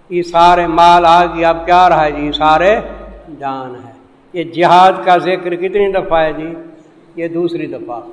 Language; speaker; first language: Urdu; non-native, local second language; Saraiki